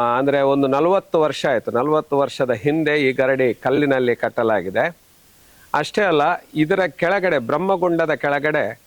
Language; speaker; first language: Kannada; native; Kannada